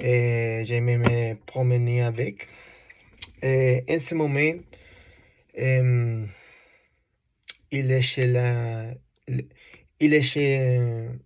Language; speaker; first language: French; non-native, learner; Spanish